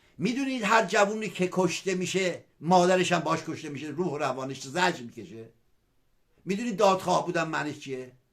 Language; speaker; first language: Persian; non-native, local second language; Azerbaijani